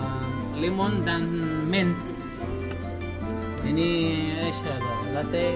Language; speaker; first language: Indonesian; non-native, learner; Arabic